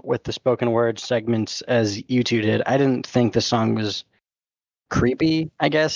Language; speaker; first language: English; native; English